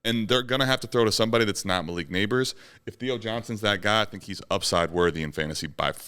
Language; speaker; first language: English; native; English